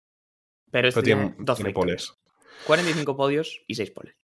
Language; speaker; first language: Spanish; native; Spanish